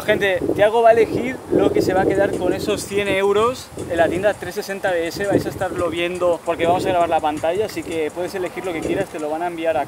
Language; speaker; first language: Spanish; native; Spanish